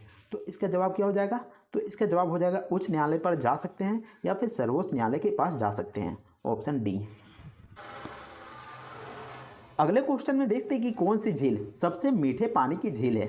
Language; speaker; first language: Hindi; native; Hindi